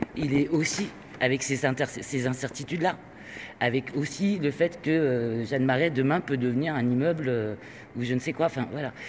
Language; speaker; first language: French; non-native, fluent; Spanish